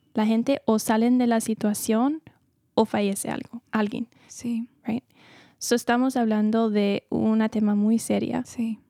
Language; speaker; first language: Spanish; early bilingual, heritage; Spanish